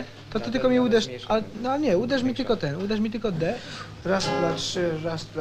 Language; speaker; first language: Polish; native; Polish